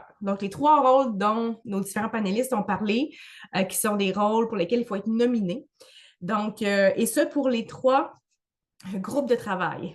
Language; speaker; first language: French; native; French